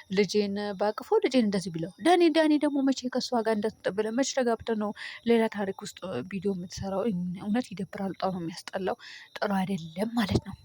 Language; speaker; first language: Amharic; native; Amharic